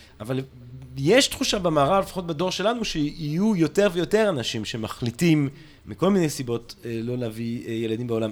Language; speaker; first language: Hebrew; non-native, fluent; English